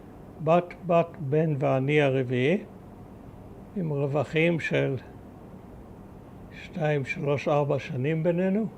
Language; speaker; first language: Hebrew; early bilingual, other home language; German